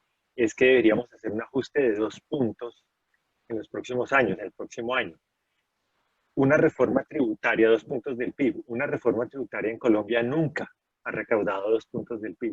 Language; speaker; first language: Spanish; native; Spanish